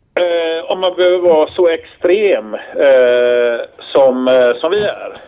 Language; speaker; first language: Swedish; native; Swedish